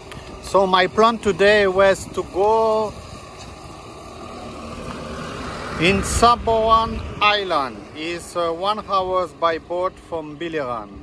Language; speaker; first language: English; non-native, learner; French